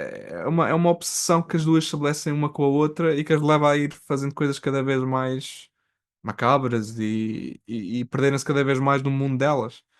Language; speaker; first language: Portuguese; native; Portuguese